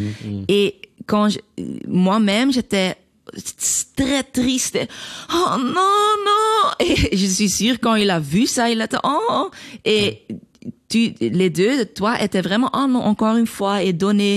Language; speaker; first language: French; non-native, learner; Dutch